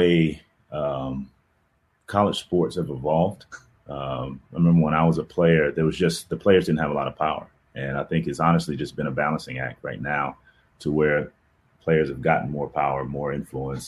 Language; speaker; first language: English; native; English